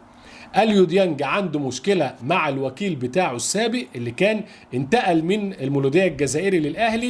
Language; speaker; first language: Arabic; native; Arabic